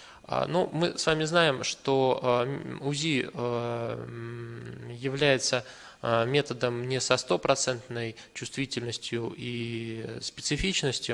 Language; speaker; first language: Russian; native; Russian